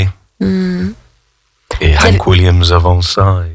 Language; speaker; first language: French; non-native, fluent; English